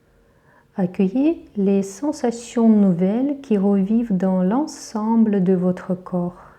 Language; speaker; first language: French; native; French